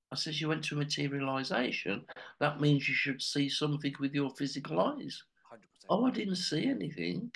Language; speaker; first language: English; native; English